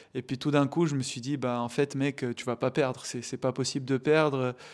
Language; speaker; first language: French; non-native, local second language; Arabic